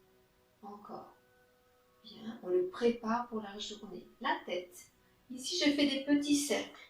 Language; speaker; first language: French; native; French